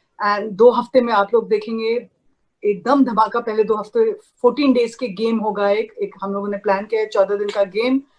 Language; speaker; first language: Hindi; native; Hindi